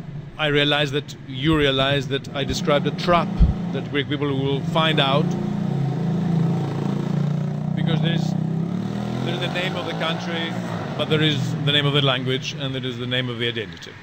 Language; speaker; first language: English; non-native, fluent; Greek